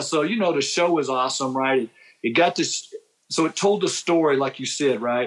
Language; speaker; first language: English; native; English